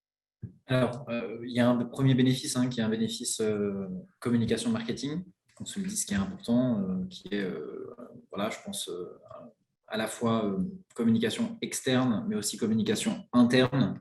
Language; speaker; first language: French; native; French